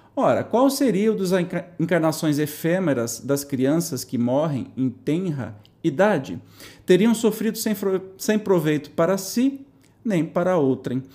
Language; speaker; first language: Portuguese; native; Portuguese